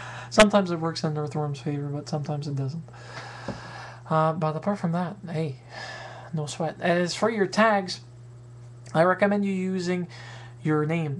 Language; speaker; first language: English; native; English